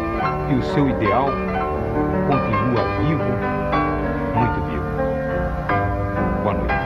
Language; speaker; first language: Portuguese; native; Portuguese